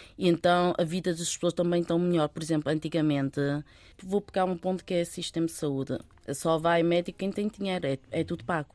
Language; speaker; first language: Portuguese; early bilingual, other home language; Chinese